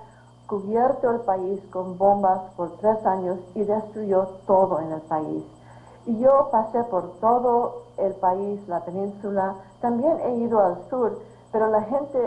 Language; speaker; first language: Spanish; early bilingual, heritage; Spanish